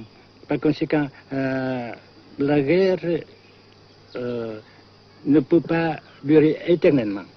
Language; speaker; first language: French; non-native, fluent; Vietnamese